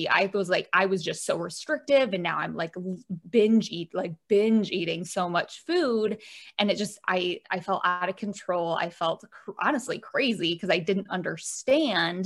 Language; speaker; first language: English; native; English